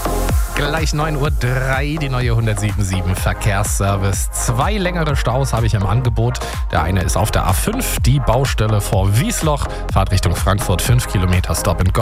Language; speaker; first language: German; native; German